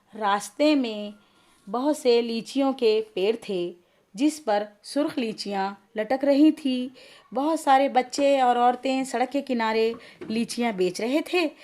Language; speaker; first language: Urdu; native; Urdu